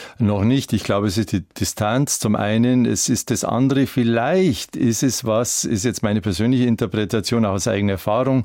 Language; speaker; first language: German; native; German